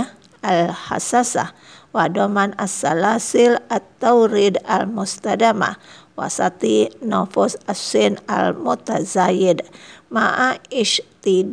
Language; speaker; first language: Arabic; non-native, learner; Indonesian